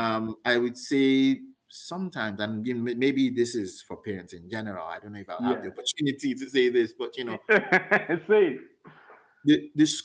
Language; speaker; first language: English; non-native, local second language; Yoruba